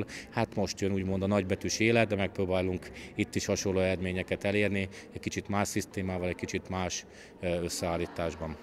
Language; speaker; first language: Hungarian; native; Hungarian